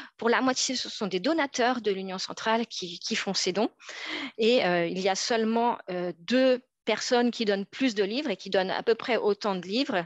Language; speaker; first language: French; native; French